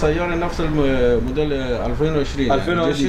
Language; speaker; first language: Arabic; non-native, learner; Persian